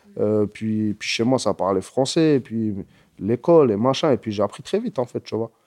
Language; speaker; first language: French; early bilingual, other home language; Arabic